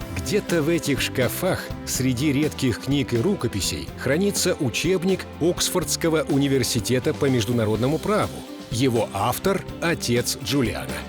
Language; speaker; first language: Russian; native; Russian